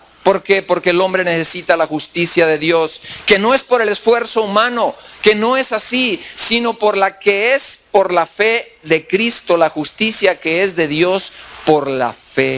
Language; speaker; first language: Spanish; native; Spanish